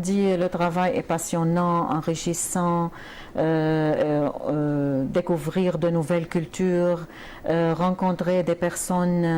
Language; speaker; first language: French; non-native, fluent; Arabic